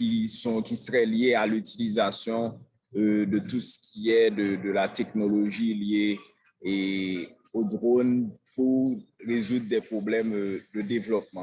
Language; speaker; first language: French; non-native, local second language; Haitian Creole